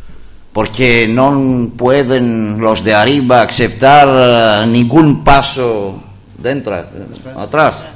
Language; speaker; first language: Spanish; non-native, learner; Greek